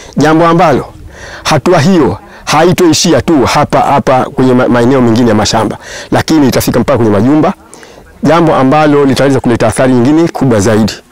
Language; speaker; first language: Swahili; native; Swahili